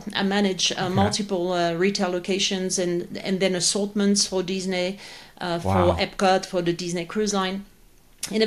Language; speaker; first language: English; non-native, fluent; French